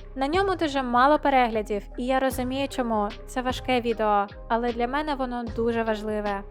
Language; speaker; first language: Ukrainian; non-native, local second language; Russian